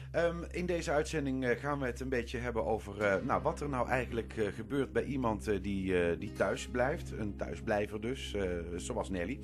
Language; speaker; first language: Dutch; native; Dutch